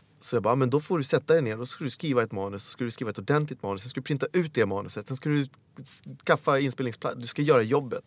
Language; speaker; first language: Swedish; early bilingual, other home language; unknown